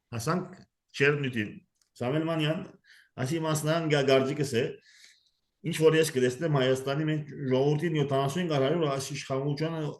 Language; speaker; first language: Armenian; early bilingual, heritage; Armenian